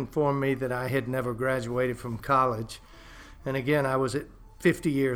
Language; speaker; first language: English; native; English